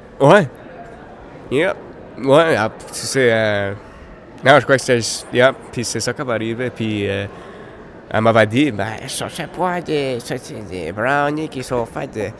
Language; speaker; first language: French; native; French